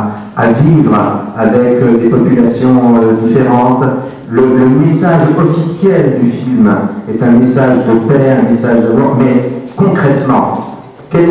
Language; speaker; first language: French; native; French